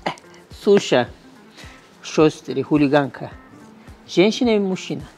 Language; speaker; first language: Russian; non-native, learner; Turkish